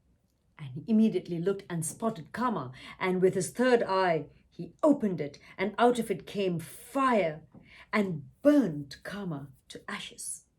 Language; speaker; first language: English; non-native, local second language; Tamil